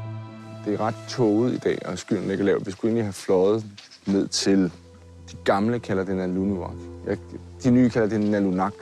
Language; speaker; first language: Danish; native; Danish